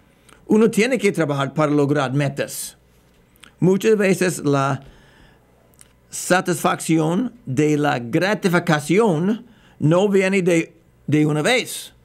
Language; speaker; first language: Spanish; non-native, fluent; English